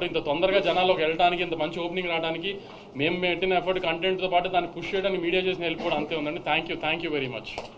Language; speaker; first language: Telugu; native; Telugu